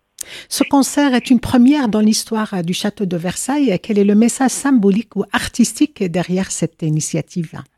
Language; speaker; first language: French; native; French